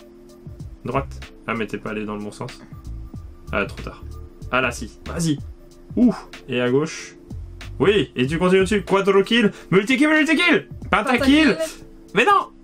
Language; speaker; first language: French; native; French